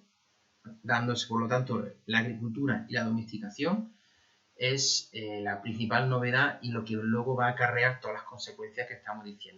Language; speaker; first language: Spanish; native; Spanish